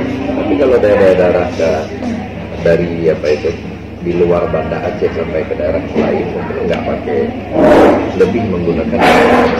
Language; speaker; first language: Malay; non-native, local second language; Achinese